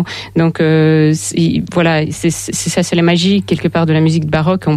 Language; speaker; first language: French; non-native, fluent; Russian